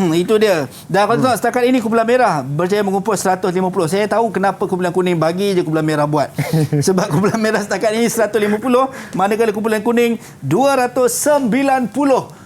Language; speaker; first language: Malay; non-native, local second language; Central Dusun